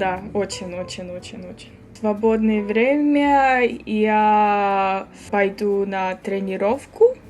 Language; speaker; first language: Russian; non-native, learner; Estonian